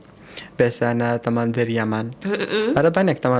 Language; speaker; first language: Indonesian; non-native, learner; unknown